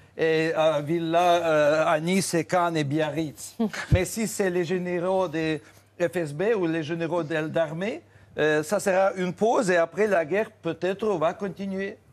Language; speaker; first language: French; non-native, fluent; Russian